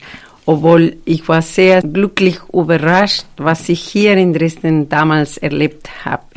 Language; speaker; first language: German; non-native, fluent; Spanish